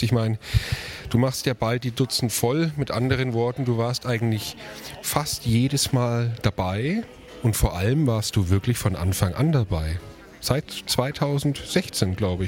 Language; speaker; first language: German; native; German